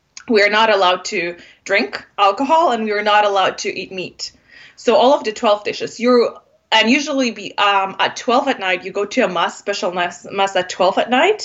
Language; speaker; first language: English; non-native, fluent; Polish